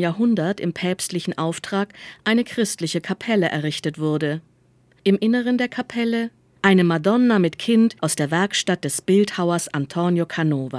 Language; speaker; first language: German; native; German